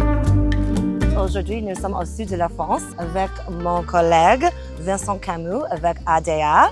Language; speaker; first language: French; non-native, fluent; English